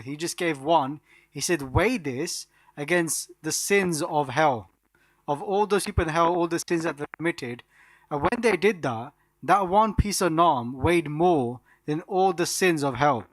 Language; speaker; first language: English; non-native, local second language; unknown